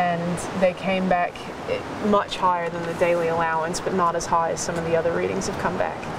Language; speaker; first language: English; native; English